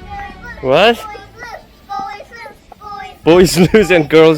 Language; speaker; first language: English; non-native, fluent; Korean